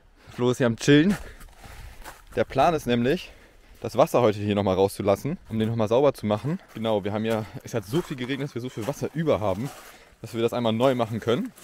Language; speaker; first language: German; native; German